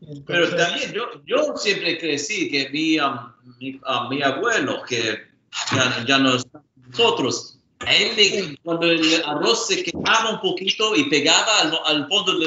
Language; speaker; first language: Spanish; early bilingual, heritage; Spanish